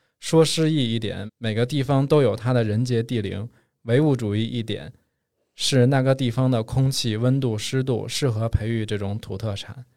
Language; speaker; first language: Chinese; native; Chinese